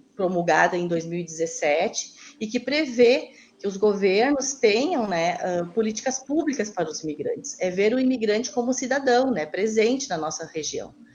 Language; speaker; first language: Portuguese; native; Portuguese